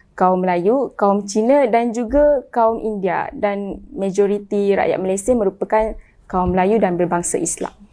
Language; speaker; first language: Malay; early bilingual, other home language; Achinese